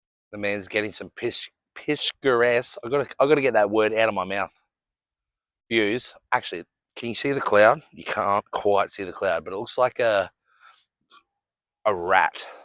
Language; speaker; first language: English; native; English